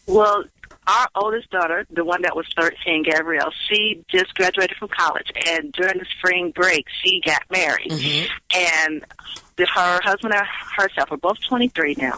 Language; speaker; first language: English; native; English